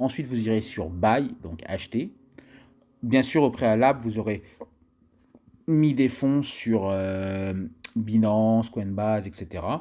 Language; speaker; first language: French; native; French